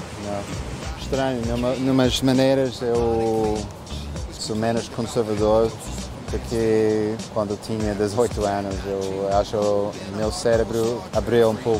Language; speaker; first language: Portuguese; non-native, fluent; English